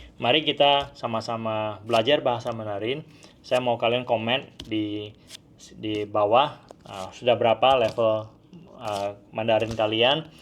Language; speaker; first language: Indonesian; non-native, local second language; Hakka Chinese